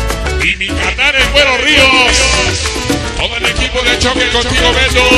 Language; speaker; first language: Spanish; native; Spanish